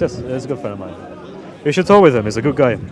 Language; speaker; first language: English; native; English